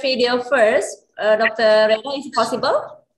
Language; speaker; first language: English; non-native, learner; Indonesian